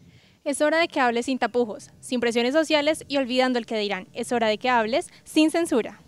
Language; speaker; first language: Spanish; native; Spanish